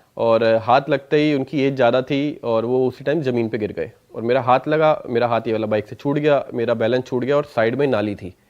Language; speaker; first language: Hindi; non-native, local second language; Punjabi